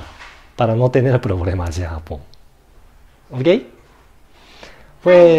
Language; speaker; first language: Spanish; non-native, learner; Japanese